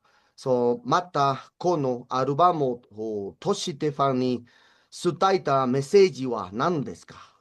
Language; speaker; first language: Japanese; non-native, learner; Spanish